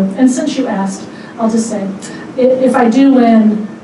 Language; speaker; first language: English; native; English